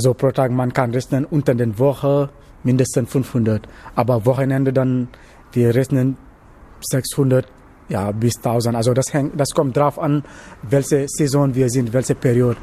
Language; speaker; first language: German; non-native, learner; Wolof